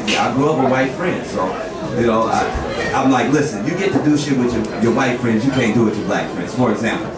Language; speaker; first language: English; native; English